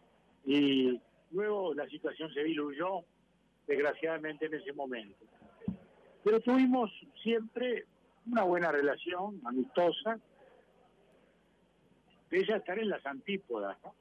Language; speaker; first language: Spanish; native; Spanish